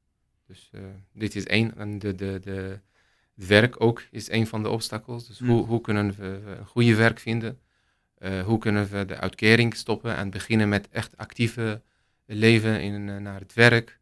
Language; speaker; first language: Dutch; non-native, learner; Arabic